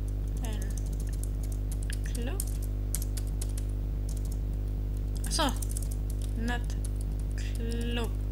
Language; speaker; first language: Swedish; non-native, learner; German